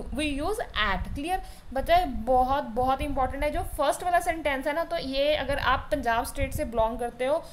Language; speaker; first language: Hindi; non-native, local second language; Punjabi